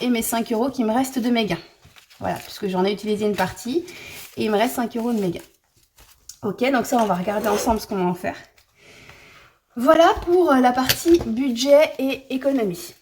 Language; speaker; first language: French; native; French